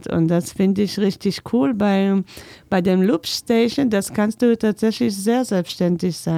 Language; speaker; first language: German; non-native, fluent; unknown